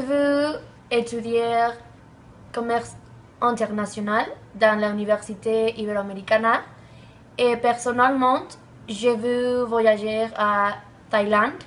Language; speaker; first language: French; non-native, learner; Spanish